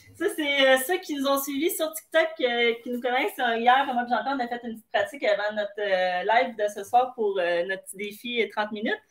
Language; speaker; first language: French; native; French